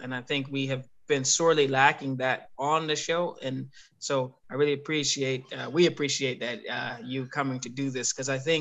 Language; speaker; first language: English; native; English